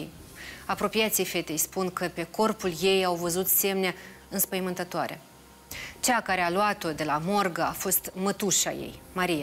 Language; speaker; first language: Romanian; native; Romanian